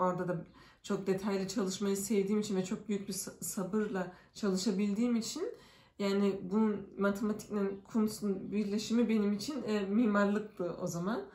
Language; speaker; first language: Turkish; early bilingual, heritage; Turkish